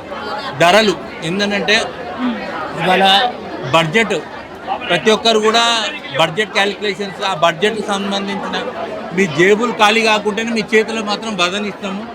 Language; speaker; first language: Telugu; native; Telugu